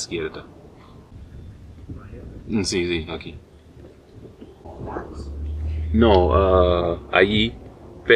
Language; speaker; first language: Spanish; non-native, learner; English